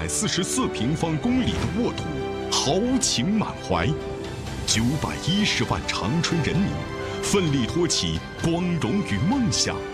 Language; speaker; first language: Chinese; native; Chinese